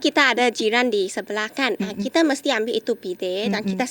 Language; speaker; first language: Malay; non-native, local second language; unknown